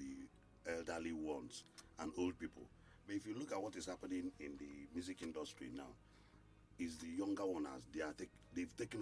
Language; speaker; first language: English; non-native, local second language; Igbo